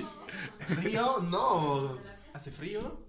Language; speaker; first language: Spanish; non-native, learner; French